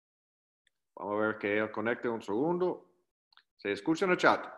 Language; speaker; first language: Spanish; non-native, learner; English